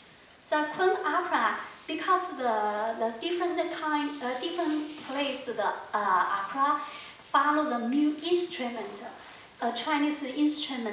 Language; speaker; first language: English; non-native, learner; Chinese